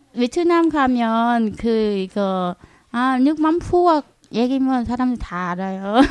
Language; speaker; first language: Korean; non-native, learner; Vietnamese